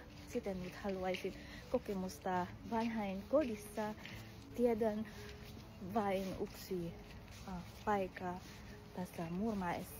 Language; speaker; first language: Finnish; non-native, learner; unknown